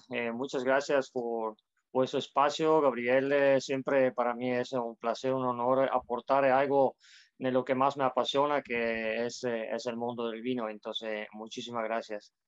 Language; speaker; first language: Spanish; non-native, fluent; Italian